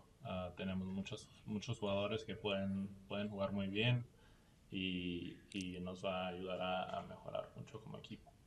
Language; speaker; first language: Spanish; early bilingual, heritage; Spanish